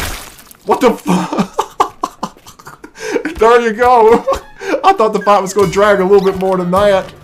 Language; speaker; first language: English; native; English